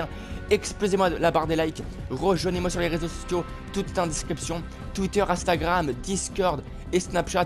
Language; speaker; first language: French; native; French